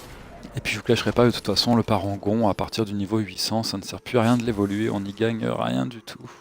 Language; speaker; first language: French; native; French